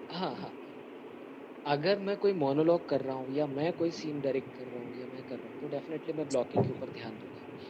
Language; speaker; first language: Hindi; native; Hindi